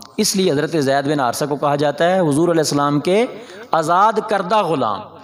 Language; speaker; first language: Urdu; non-native, local second language; Punjabi